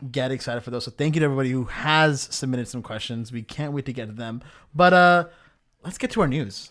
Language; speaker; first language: English; native; English